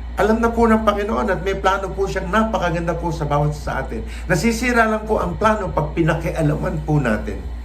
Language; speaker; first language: Filipino; non-native, local second language; Cebuano